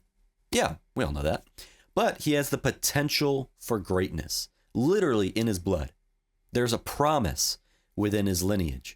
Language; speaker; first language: English; native; English